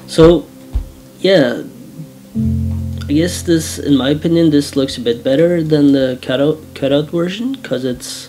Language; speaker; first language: English; non-native, fluent; Norwegian